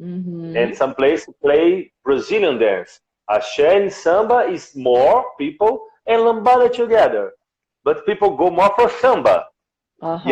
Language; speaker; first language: English; non-native, learner; Portuguese